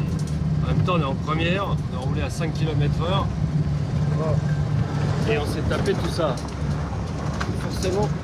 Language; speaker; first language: French; native; French